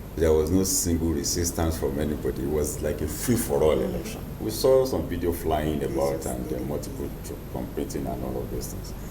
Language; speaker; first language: English; non-native, local second language; Yoruba